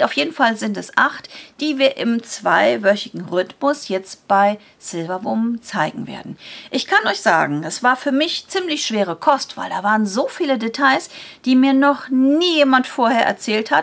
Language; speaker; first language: German; native; German